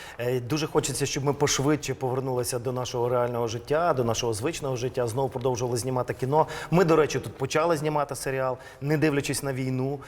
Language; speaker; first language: Ukrainian; native; Ukrainian